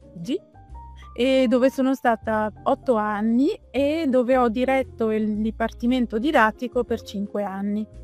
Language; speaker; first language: Italian; non-native, local second language; German